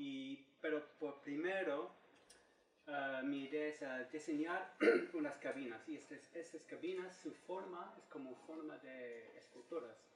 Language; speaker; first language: Spanish; non-native, learner; English